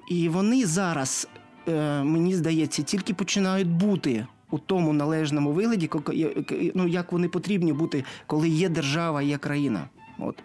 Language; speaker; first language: Ukrainian; non-native, local second language; Russian